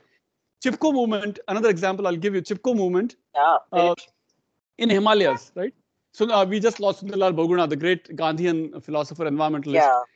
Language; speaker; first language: English; non-native, local second language; Hindi